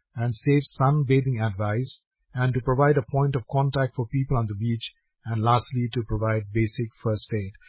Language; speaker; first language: English; non-native, local second language; Bangla